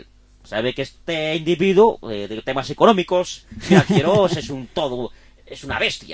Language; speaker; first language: Spanish; native; Spanish